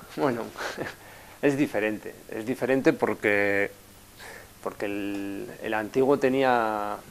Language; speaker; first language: Spanish; native; Spanish